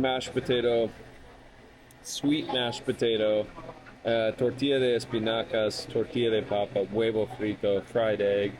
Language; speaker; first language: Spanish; non-native, learner; English